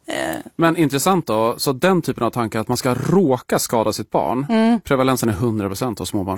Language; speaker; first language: Swedish; native; Swedish